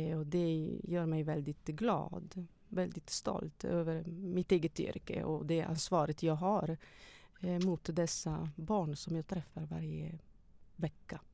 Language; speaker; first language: Swedish; non-native, fluent; Italian